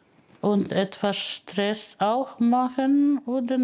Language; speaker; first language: German; non-native, learner; Polish